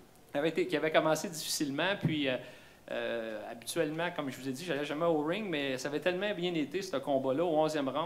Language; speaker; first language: French; native; French